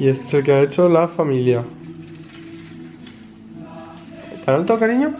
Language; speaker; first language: Spanish; native; Spanish